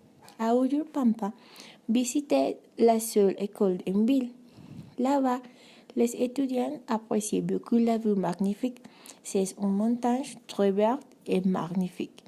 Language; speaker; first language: French; non-native, learner; Spanish